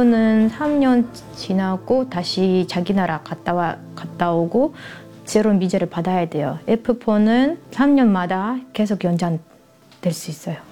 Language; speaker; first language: Korean; non-native, learner; Russian